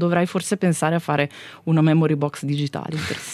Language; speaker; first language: Italian; native; Italian